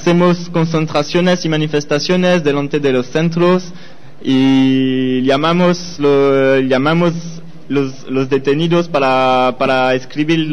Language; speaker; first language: Spanish; non-native, learner; French